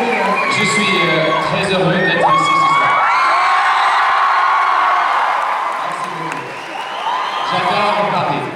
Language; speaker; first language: French; native; French